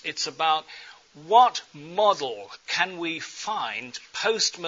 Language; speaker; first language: English; native; English